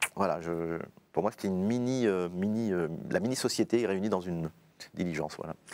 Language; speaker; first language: French; native; French